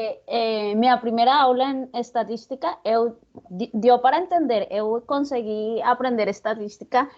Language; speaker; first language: Portuguese; non-native, learner; Spanish